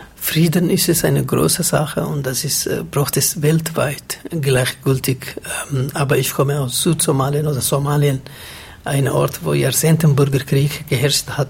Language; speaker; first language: German; non-native, fluent; Somali